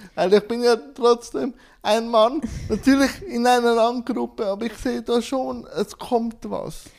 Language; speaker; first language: German; native; German